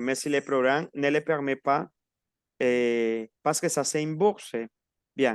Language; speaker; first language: French; non-native, fluent; Spanish